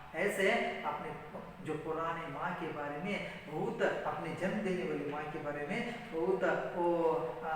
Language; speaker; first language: Hindi; non-native, local second language; Kannada